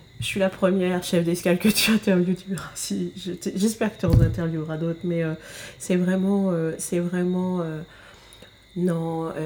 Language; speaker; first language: French; native; French